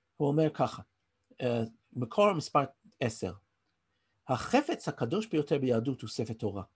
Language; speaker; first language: Hebrew; non-native, fluent; English